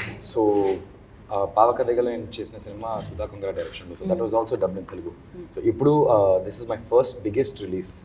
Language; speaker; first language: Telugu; non-native, learner; Tamil